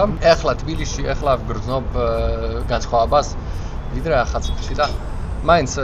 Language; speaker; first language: Georgian; non-native, learner; English